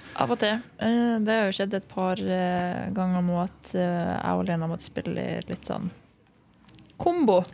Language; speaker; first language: Norwegian; early bilingual, other home language; Lithuanian